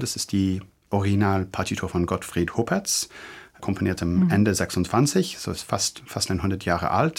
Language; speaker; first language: German; non-native, fluent; English